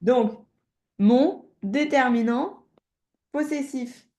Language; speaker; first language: French; native; French